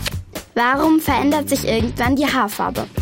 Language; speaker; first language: German; native; German